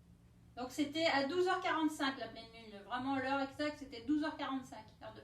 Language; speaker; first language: French; native; French